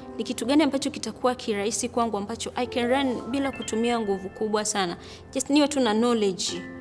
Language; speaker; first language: Swahili; native; Swahili